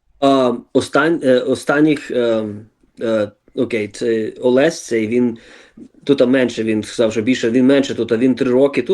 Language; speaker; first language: Ukrainian; early bilingual, other home language; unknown